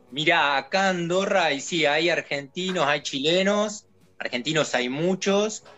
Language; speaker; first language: Spanish; native; Spanish